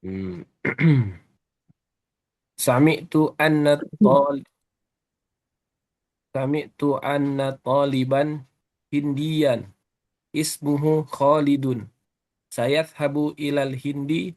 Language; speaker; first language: Arabic; non-native, learner; Indonesian